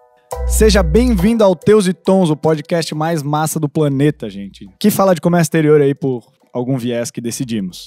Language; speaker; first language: Portuguese; native; Portuguese